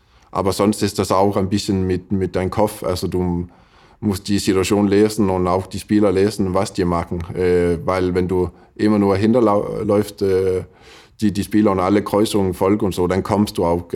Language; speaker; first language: German; non-native, fluent; Danish